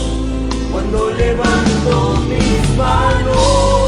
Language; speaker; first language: Spanish; native; Spanish